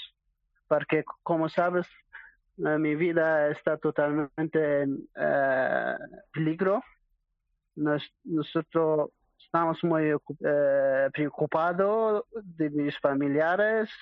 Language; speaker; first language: Spanish; non-native, learner; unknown